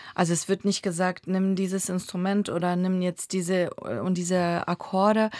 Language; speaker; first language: German; early bilingual, other home language; Russian